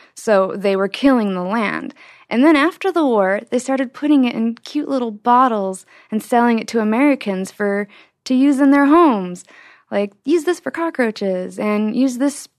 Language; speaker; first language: English; native; English